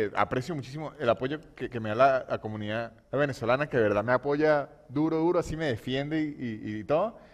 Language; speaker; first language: Spanish; native; Spanish